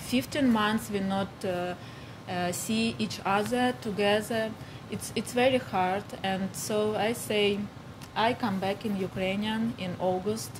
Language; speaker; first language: English; non-native, learner; Ukrainian